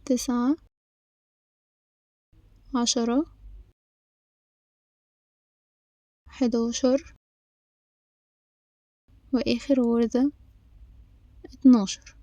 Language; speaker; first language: Arabic; native; Arabic